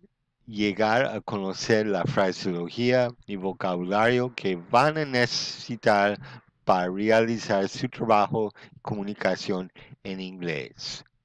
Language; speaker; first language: Spanish; non-native, fluent; English